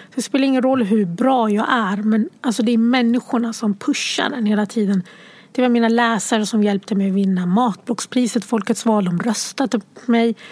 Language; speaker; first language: Swedish; early bilingual, other home language; Arabic